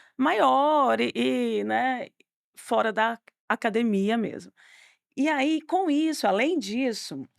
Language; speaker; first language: Portuguese; native; Portuguese